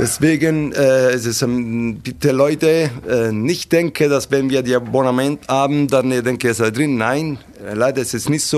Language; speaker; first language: German; non-native, fluent; Italian